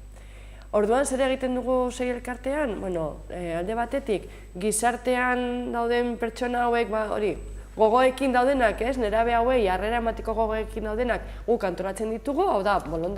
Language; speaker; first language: Basque; native; Basque